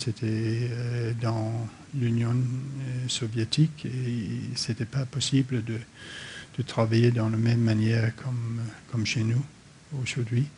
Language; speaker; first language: French; non-native, fluent; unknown